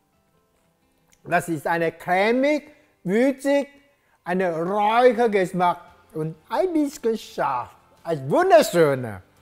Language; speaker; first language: German; non-native, learner; Japanese